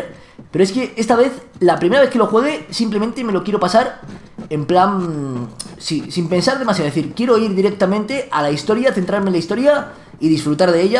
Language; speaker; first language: Spanish; native; Spanish